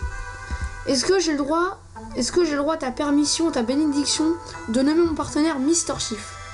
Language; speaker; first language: French; native; French